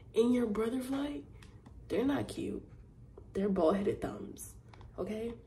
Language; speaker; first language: English; native; English